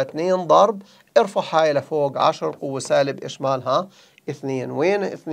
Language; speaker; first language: Arabic; native; Arabic